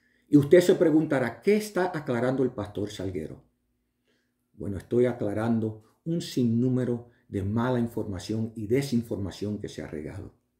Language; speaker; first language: Spanish; early bilingual, heritage; Spanish